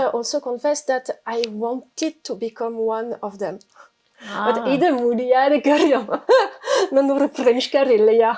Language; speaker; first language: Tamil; non-native, fluent; Spanish